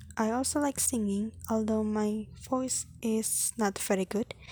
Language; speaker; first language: English; non-native, fluent; Indonesian